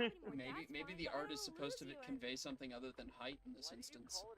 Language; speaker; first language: English; native; English